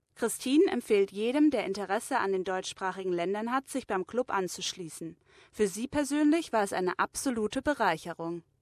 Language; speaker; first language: German; native; German